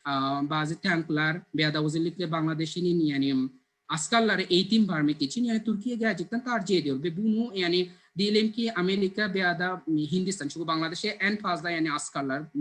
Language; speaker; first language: Turkish; non-native, fluent; Bangla